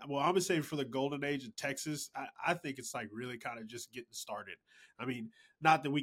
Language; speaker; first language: English; native; English